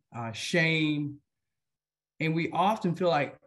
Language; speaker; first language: English; native; English